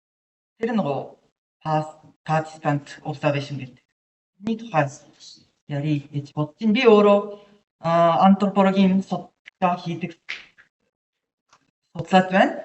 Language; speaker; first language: Mongolian; non-native, learner; Japanese